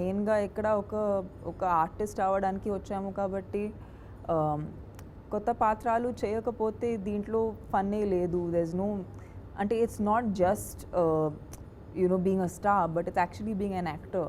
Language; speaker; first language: Telugu; non-native, fluent; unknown